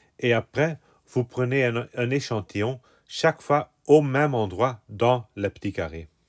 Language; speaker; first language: French; non-native, local second language; Dutch